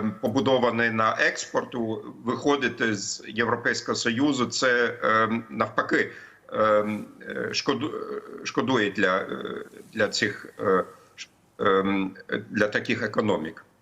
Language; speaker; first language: Ukrainian; non-native, fluent; German